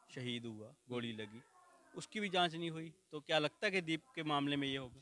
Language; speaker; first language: Hindi; non-native, local second language; Punjabi